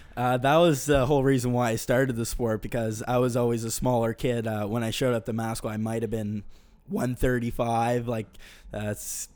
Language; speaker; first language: English; native; English